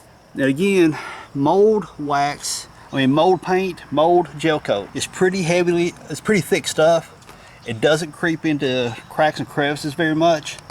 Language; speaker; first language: English; native; English